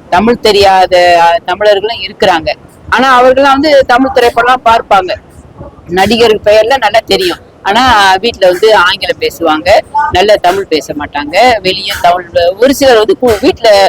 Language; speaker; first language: Tamil; early bilingual, heritage; Tamil